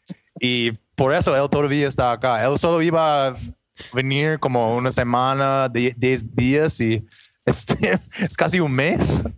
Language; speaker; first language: Spanish; non-native, learner; English